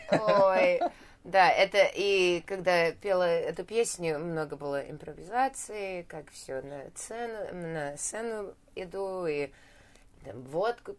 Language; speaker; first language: Russian; early bilingual, heritage; Russian